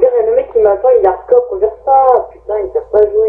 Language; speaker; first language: French; native; French